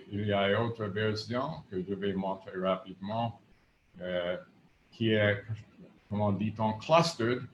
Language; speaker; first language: French; non-native, fluent; English